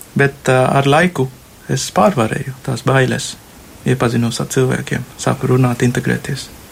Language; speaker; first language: Latvian; non-native, fluent; Sinhala